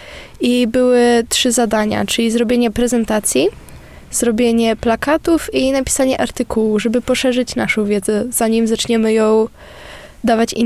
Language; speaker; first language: Polish; native; Polish